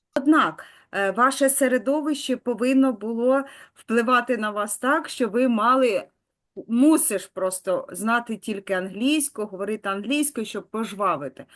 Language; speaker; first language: Ukrainian; native; Ukrainian